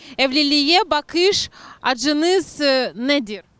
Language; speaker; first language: Turkish; non-native, learner; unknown